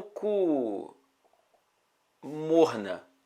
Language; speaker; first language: Portuguese; native; Portuguese